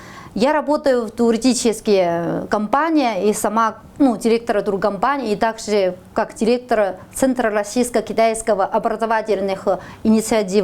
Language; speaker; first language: Russian; non-native, fluent; Chinese